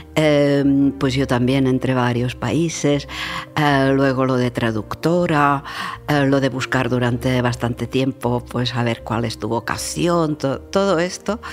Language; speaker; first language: Spanish; non-native, fluent; Czech